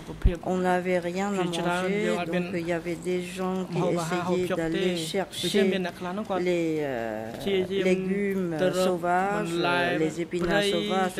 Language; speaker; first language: French; non-native, local second language; Khmer